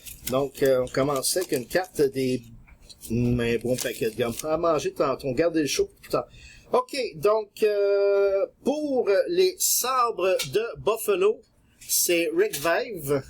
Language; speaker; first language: French; native; French